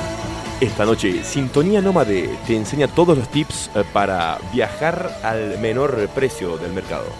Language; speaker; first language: Spanish; native; Spanish